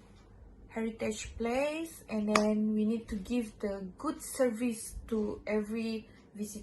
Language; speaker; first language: English; non-native, local second language; Malay